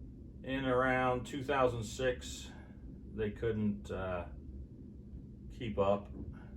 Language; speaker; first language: English; native; English